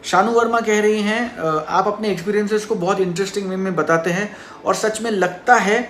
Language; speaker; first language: Hindi; non-native, local second language; Marathi